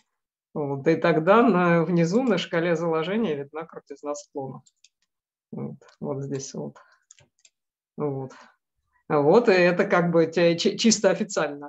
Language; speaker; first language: Russian; native; Russian